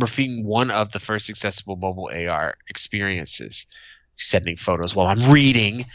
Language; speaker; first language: English; native; English